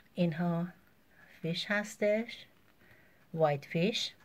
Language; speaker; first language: English; non-native, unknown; Persian